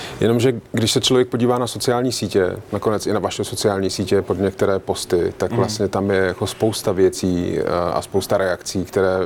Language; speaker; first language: Czech; native; Czech